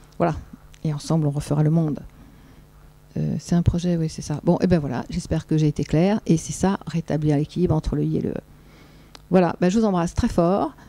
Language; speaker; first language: French; native; French